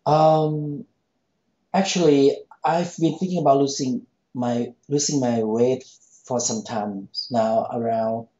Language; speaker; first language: English; non-native, fluent; Thai